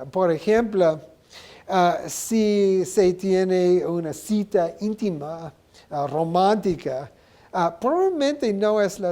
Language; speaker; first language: Spanish; non-native, learner; English